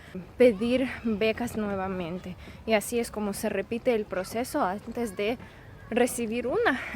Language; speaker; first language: Spanish; non-native, fluent; Russian